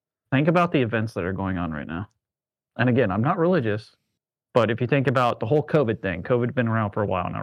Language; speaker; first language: English; native; English